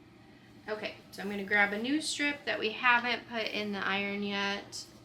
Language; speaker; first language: English; native; English